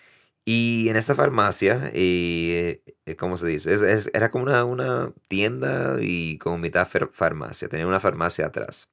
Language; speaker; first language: Spanish; early bilingual, heritage; Spanish